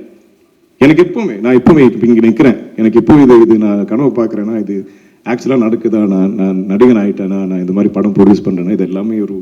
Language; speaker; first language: Tamil; non-native, local second language; Malayalam